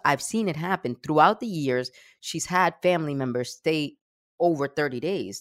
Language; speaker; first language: English; early bilingual, other home language; Spanish